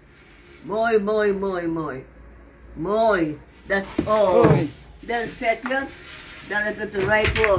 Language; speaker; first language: Dutch; non-native, local second language; Sranan Tongo